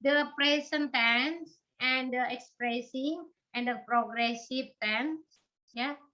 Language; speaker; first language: English; non-native, learner; Indonesian